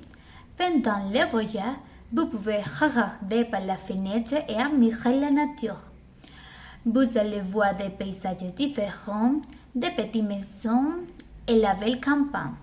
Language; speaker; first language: French; non-native, learner; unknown